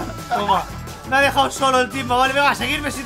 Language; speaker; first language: Spanish; native; Spanish